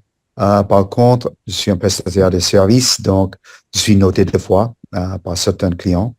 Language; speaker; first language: French; non-native, fluent; English